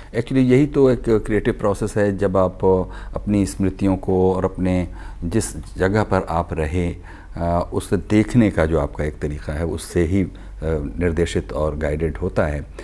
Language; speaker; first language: Hindi; native; Hindi